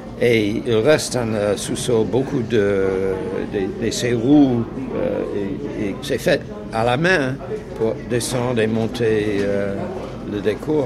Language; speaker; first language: French; non-native, fluent; English